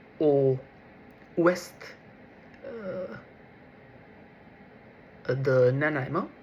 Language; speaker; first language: French; non-native, learner; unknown